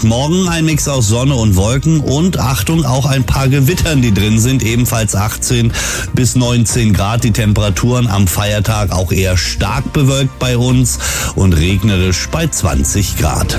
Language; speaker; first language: German; native; German